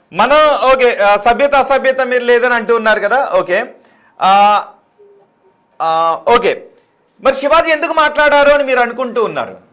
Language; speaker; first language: Telugu; native; Telugu